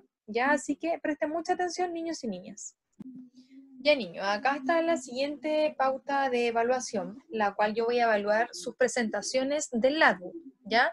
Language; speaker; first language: Spanish; native; Spanish